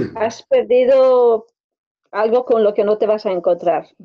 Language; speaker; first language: Spanish; non-native, fluent; Romanian